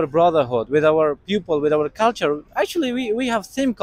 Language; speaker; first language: English; non-native, learner; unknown